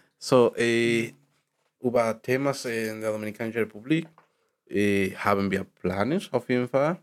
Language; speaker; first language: German; non-native, learner; Spanish